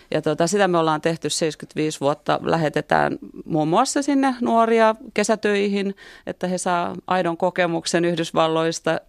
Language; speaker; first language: Finnish; native; Finnish